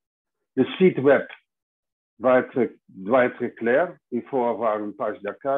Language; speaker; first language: French; non-native, fluent; Dutch